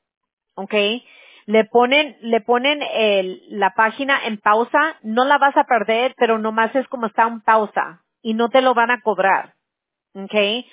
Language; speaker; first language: Spanish; early bilingual, heritage; Spanish